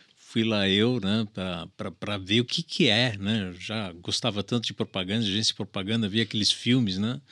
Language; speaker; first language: Portuguese; early bilingual, other home language; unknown